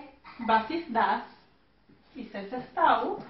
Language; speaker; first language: German; non-native, learner; Spanish